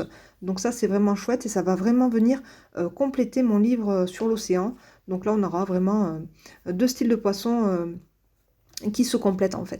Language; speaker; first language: French; native; French